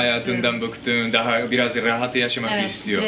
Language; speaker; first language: Turkish; non-native, fluent; Japanese